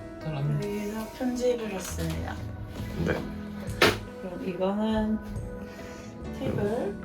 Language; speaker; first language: Korean; non-native, learner; Dutch